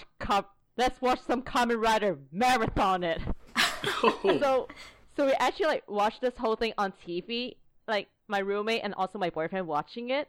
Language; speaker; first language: English; non-native, local second language; Cantonese